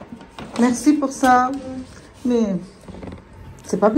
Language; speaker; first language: French; non-native, learner; Armenian